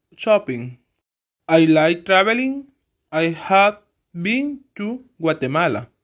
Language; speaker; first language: English; non-native, learner; Spanish